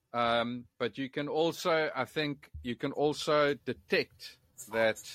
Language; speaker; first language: English; non-native, local second language; Afrikaans